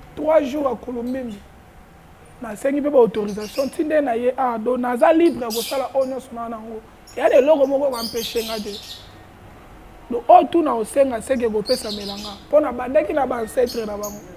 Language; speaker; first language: Lingala; non-native, local second language; Kongo